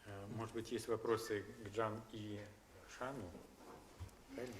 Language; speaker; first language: Russian; native; Russian